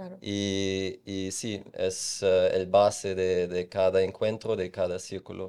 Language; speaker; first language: Spanish; non-native, fluent; German